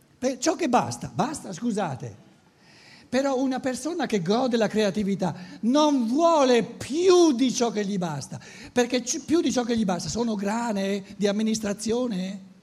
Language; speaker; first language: Italian; native; Italian